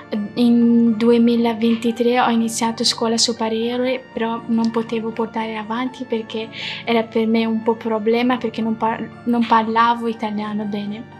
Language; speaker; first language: Italian; non-native, learner; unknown